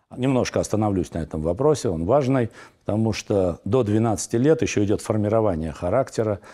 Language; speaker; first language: Russian; non-native, local second language; Armenian